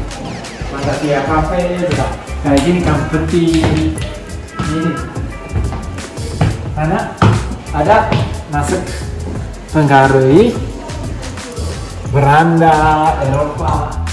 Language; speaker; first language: Indonesian; non-native, learner; Japanese